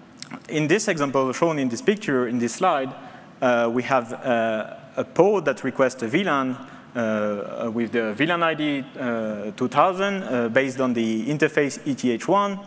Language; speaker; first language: English; non-native, fluent; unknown